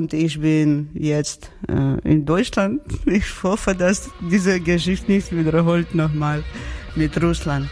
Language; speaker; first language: German; non-native, learner; Georgian